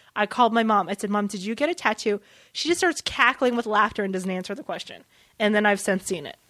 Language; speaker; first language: English; early bilingual, other home language; Vietnamese